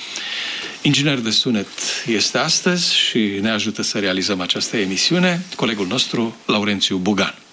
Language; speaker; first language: Romanian; native; Romanian